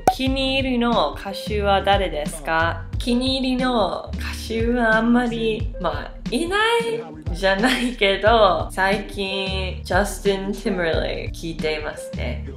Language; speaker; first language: Japanese; non-native, learner; English